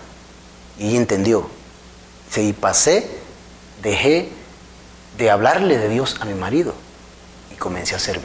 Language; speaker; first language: Spanish; native; Spanish